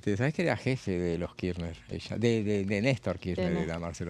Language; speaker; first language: Spanish; native; Spanish